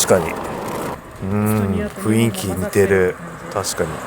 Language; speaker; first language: Japanese; native; Japanese